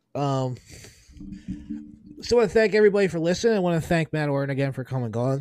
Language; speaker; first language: English; native; English